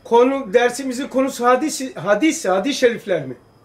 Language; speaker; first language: Turkish; native; Turkish